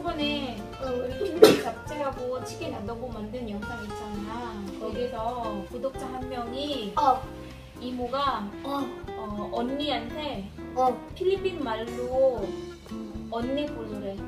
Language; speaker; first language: Korean; non-native, fluent; Filipino